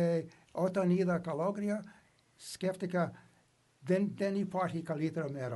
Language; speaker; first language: Greek; non-native, learner; English